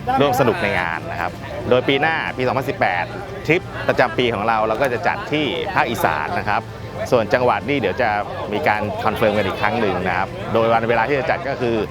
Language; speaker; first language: Thai; native; Thai